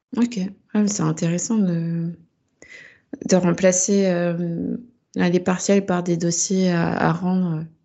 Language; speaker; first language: French; native; French